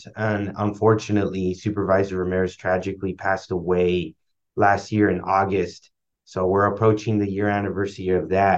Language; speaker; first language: English; early bilingual, other home language; Spanish